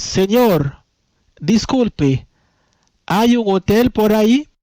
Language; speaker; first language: Spanish; non-native, fluent; Haitian Creole